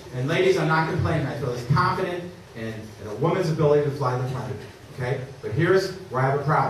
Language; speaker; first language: English; native; English